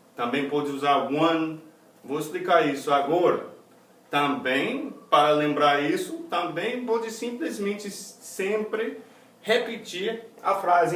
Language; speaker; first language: Portuguese; non-native, fluent; English